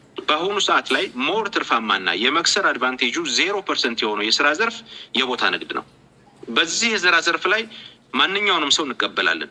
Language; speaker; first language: Amharic; native; Amharic